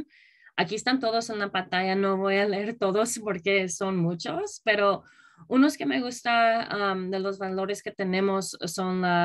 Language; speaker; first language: Spanish; early bilingual, other home language; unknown